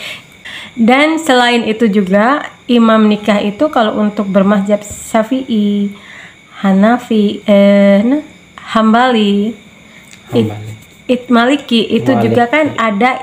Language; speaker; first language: Indonesian; non-native, learner; Turkish